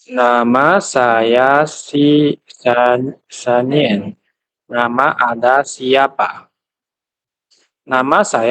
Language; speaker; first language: Indonesian; non-native, learner; Chinese